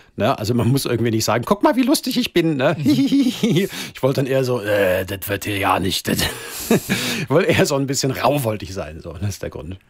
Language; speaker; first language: German; native; German